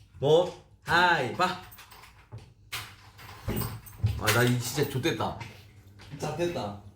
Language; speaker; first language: Korean; native; Korean